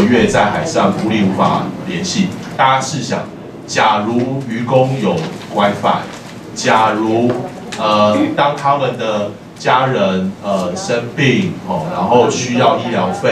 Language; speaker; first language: Chinese; native; Chinese